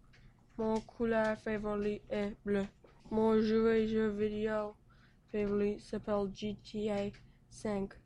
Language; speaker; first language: French; non-native, local second language; English